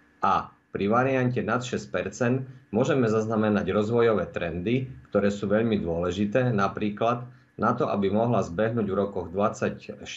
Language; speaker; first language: Slovak; native; Slovak